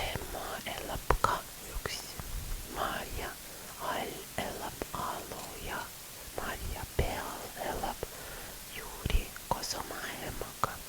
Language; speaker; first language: Estonian; non-native, learner; Russian